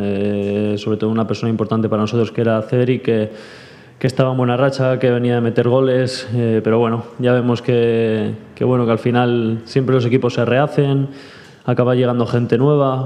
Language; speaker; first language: Spanish; native; Spanish